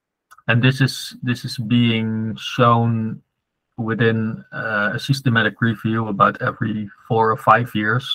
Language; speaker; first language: English; non-native, fluent; Dutch